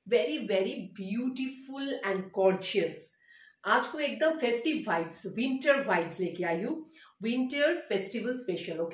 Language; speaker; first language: Hindi; non-native, local second language; Bangla